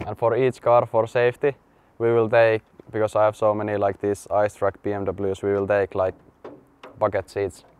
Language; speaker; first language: English; non-native, fluent; Finnish